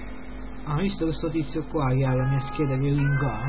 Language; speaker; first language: Italian; native; Italian